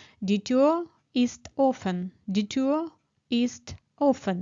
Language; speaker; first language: German; non-native, fluent; Ukrainian